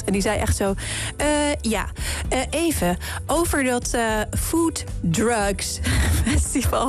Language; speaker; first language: Dutch; native; Dutch